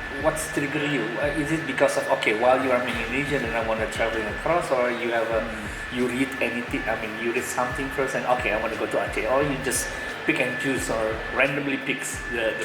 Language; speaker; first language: English; non-native, learner; Indonesian